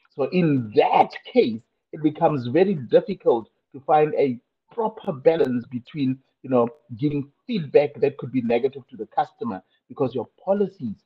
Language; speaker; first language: English; non-native, local second language; Tswana